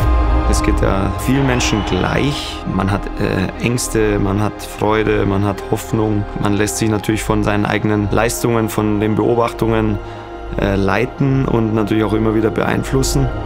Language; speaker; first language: German; native; German